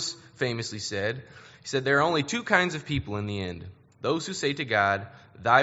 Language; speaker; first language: English; native; English